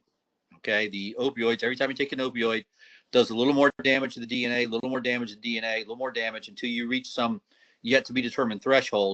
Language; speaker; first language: English; native; English